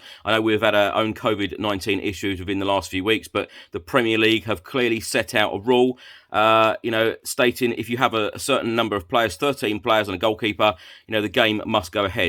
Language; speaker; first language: English; native; English